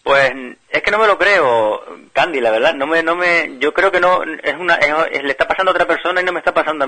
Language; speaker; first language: Spanish; native; Spanish